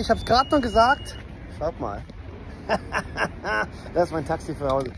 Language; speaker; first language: German; native; German